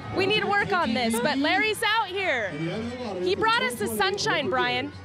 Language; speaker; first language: English; native; English